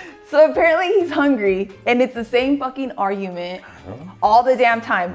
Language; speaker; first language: English; early bilingual, other home language; Spanish